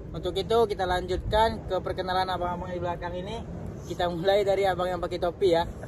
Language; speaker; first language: Indonesian; native; Indonesian